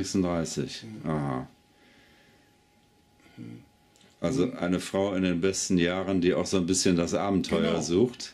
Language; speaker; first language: German; native; German